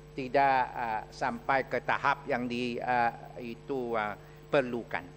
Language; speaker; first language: Malay; non-native, local second language; Chinese